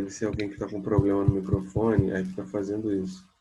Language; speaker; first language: Portuguese; native; Portuguese